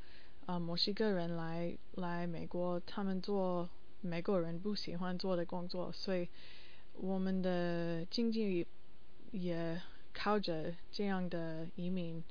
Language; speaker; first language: Chinese; non-native, learner; English